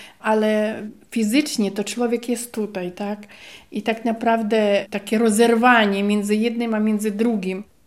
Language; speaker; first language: Ukrainian; native; Ukrainian